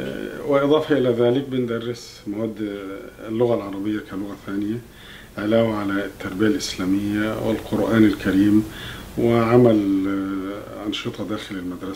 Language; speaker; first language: Arabic; native; Arabic